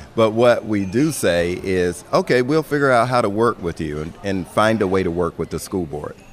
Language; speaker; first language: English; native; English